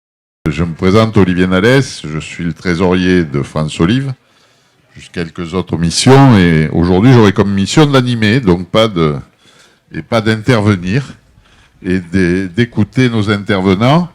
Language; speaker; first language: French; native; French